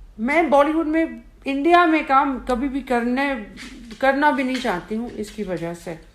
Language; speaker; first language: Hindi; early bilingual, heritage; Hindi